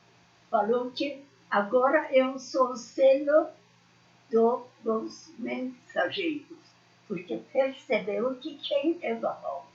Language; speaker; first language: Portuguese; non-native, learner; Persian